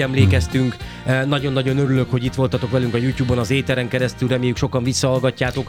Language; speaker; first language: Hungarian; native; Hungarian